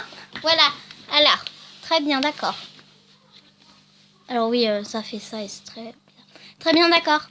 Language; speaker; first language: French; native; French